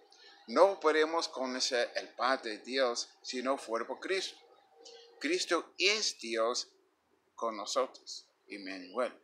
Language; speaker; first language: Spanish; non-native, fluent; English